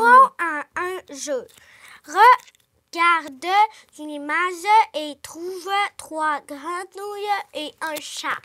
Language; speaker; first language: French; early bilingual, other home language; Ukrainian